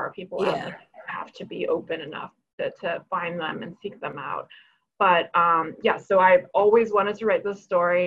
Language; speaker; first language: English; early bilingual, other home language; Chinese